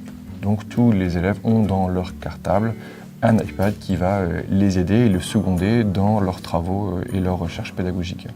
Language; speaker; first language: French; native; French